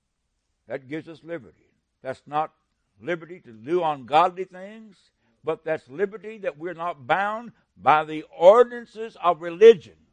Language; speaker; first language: English; native; English